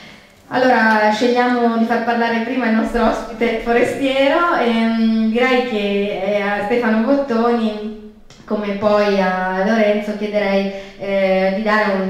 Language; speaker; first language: Italian; native; Italian